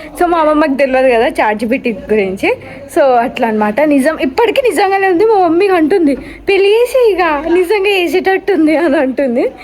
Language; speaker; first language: Telugu; non-native, local second language; Lambadi